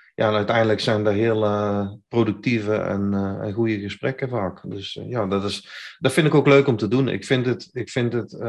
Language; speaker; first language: Dutch; native; Dutch